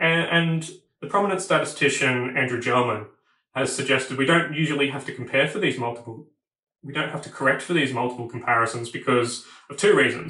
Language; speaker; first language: English; native; English